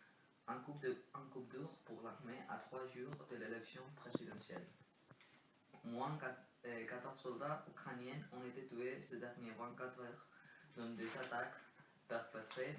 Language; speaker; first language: French; non-native, learner; Spanish